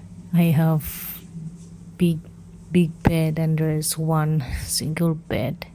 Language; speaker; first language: English; non-native, local second language; Filipino